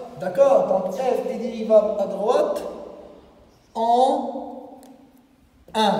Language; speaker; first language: French; non-native, local second language; Arabic